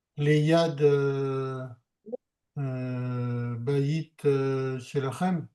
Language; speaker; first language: Hebrew; non-native, learner; French